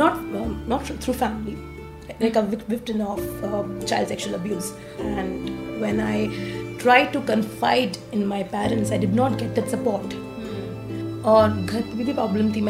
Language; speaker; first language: English; non-native, local second language; Hindi